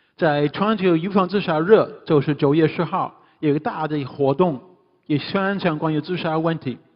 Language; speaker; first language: Chinese; non-native, fluent; English